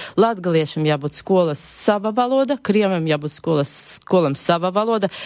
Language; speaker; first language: Latvian; non-native, local second language; Russian